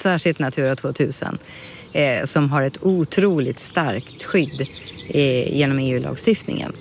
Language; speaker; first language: Swedish; native; Swedish